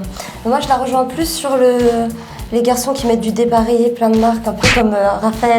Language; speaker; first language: French; native; French